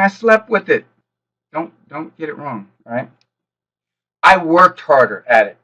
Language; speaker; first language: English; native; English